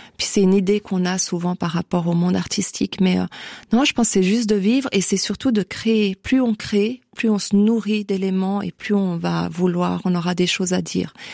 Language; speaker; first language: French; native; French